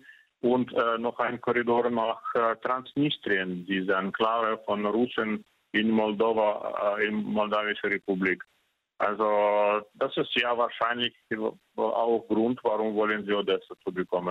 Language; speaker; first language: German; non-native, fluent; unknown